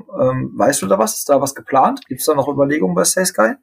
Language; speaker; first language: German; native; German